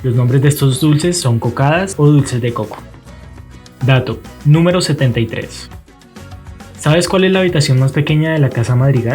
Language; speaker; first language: Spanish; native; Spanish